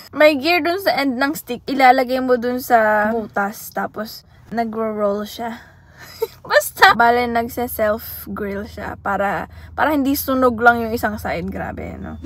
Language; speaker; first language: Filipino; early bilingual, heritage; Filipino